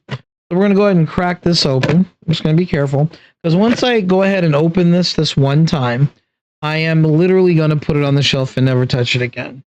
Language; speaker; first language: English; native; English